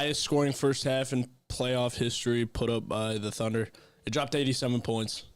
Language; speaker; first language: English; native; English